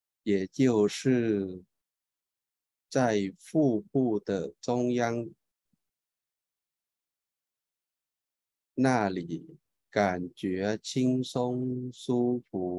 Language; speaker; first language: Chinese; non-native, fluent; Thai